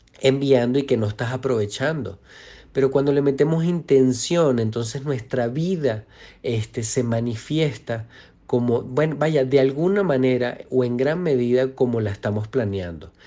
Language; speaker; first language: Spanish; native; Spanish